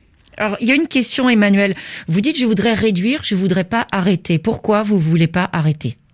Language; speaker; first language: French; native; French